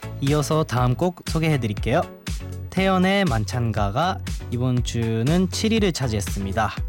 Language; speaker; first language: Korean; non-native, fluent; Japanese